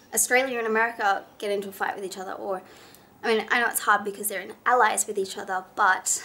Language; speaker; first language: English; native; English